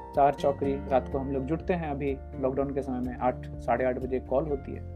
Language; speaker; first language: Hindi; native; Hindi